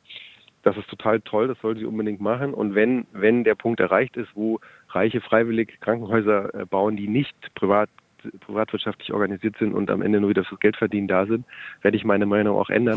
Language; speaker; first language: German; native; German